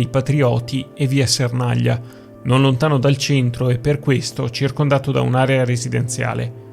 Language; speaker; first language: Italian; native; Italian